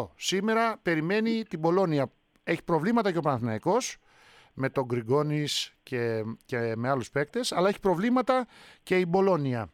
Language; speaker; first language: Greek; native; Greek